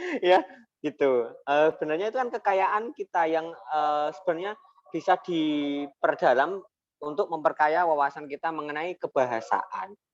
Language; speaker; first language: Indonesian; non-native, local second language; Javanese